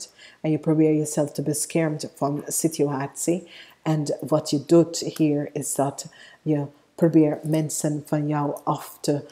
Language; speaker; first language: Dutch; non-native, fluent; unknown